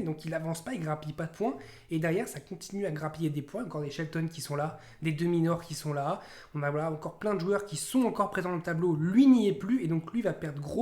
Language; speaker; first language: French; native; French